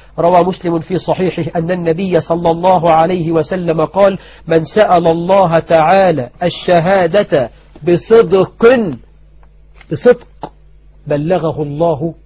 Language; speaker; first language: Arabic; native; Arabic